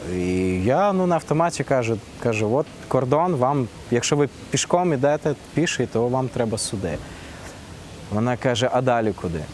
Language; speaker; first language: Ukrainian; non-native, local second language; Russian